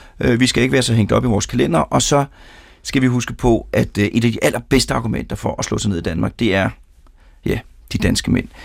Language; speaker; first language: Danish; native; Danish